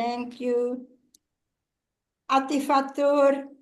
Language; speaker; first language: English; non-native, fluent; Indonesian